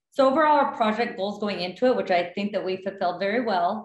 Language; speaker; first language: English; native; English